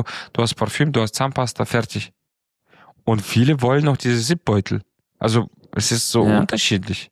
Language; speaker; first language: German; non-native, fluent; Romanian